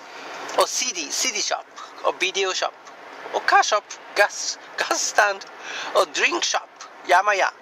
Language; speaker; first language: English; non-native, learner; Japanese